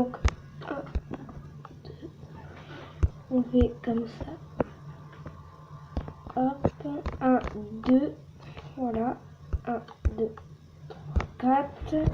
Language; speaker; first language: French; native; French